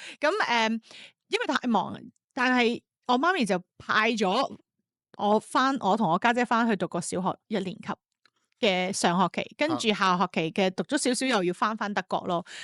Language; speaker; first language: Cantonese; early bilingual, heritage; Cantonese